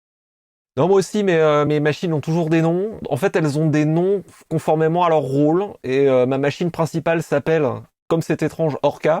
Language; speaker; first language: French; native; French